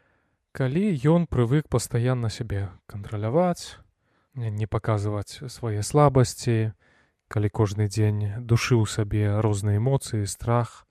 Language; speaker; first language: Belarusian; non-native, local second language; Russian